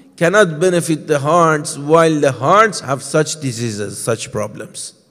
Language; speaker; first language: English; non-native, fluent; Persian